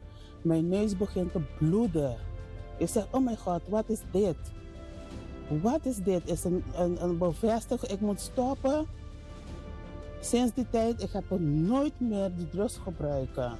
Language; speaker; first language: Dutch; non-native, learner; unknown